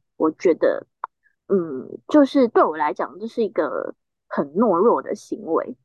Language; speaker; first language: Chinese; native; Chinese